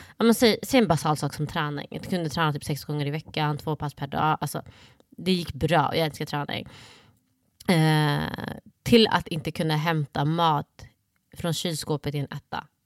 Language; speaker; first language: Swedish; early bilingual, other home language; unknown